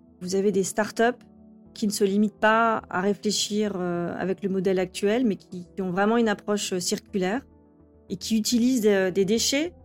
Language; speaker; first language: French; native; French